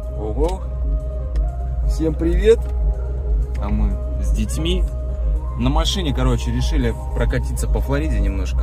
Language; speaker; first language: Russian; native; Russian